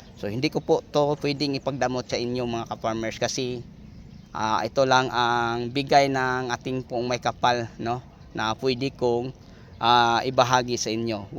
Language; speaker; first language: Filipino; non-native, local second language; Cebuano